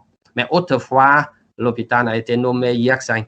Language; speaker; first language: French; non-native, learner; Vietnamese